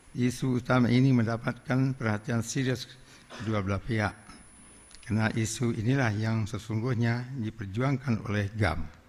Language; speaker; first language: Indonesian; non-native, local second language; Achinese